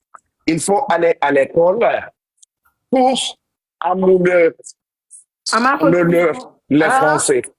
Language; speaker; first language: French; non-native, learner; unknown